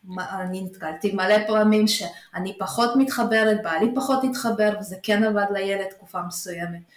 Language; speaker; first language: Hebrew; early bilingual, other home language; Russian